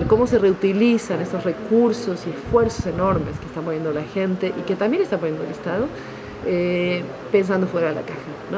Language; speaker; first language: Spanish; native; Spanish